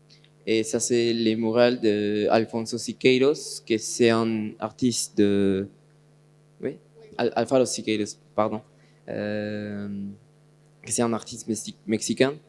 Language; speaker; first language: French; non-native, learner; Spanish